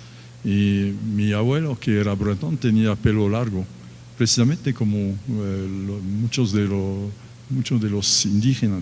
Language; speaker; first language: Spanish; non-native, fluent; French